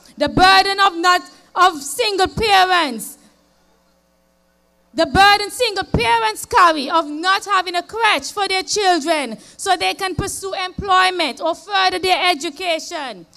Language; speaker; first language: English; native; English